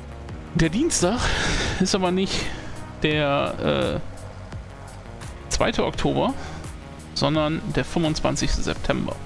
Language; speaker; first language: German; native; German